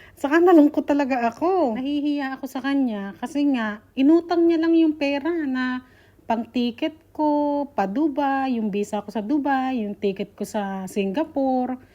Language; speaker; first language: Filipino; native; Filipino